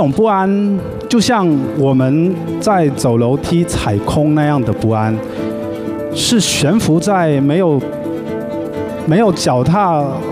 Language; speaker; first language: Chinese; native; Chinese